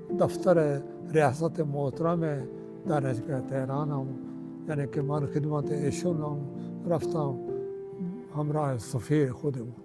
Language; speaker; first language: Persian; non-native, fluent; Urdu